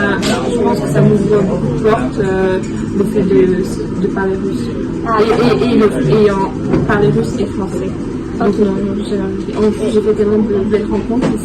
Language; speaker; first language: French; early bilingual, heritage; French